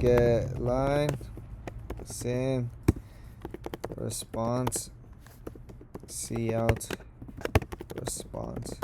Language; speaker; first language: English; native; English